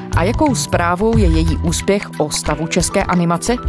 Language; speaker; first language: Czech; native; Czech